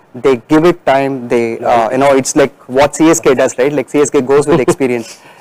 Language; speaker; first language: English; non-native, local second language; Tamil